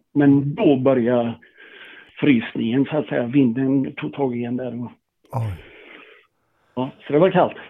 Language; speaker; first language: Swedish; native; Swedish